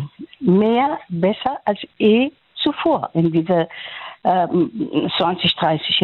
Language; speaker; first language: German; non-native, fluent; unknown